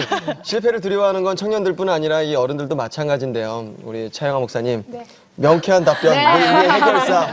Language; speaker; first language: Korean; native; Korean